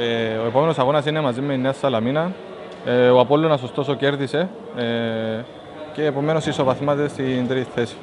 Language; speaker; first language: Greek; native; Greek